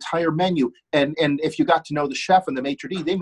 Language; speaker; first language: English; non-native, fluent; German